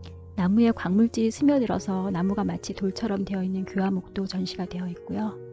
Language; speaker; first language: Korean; native; Korean